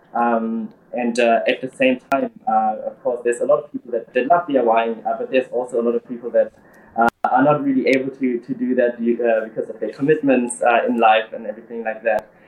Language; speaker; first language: English; early bilingual, other home language; German